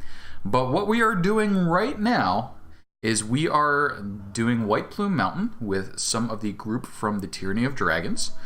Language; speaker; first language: English; native; English